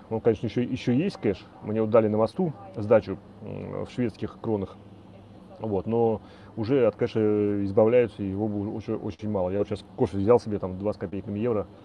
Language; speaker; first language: Russian; native; Russian